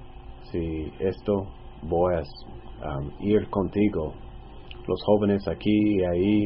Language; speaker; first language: Spanish; non-native, fluent; English